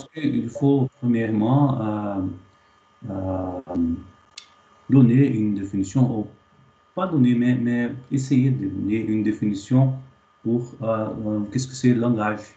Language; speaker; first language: French; non-native, fluent; Portuguese